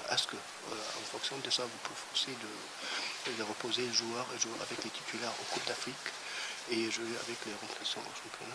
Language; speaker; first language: French; non-native, fluent; Arabic